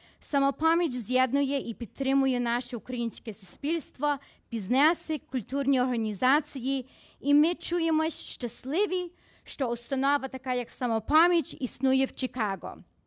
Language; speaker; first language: Ukrainian; early bilingual, heritage; Ukrainian